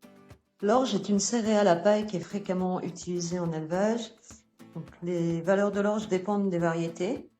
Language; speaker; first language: French; native; French